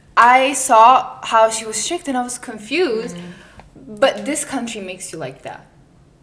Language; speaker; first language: English; non-native, fluent; Italian